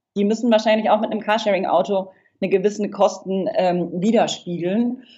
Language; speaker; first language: German; non-native, fluent; English